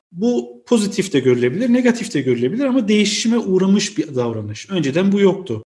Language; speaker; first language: Turkish; early bilingual, heritage; Turkish